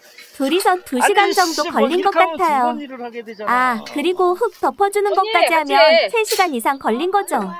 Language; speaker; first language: Korean; native; Korean